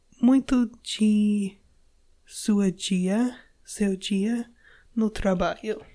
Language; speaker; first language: Portuguese; non-native, learner; English